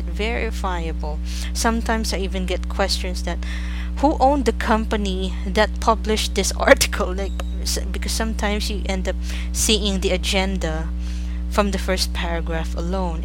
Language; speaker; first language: English; non-native, local second language; Filipino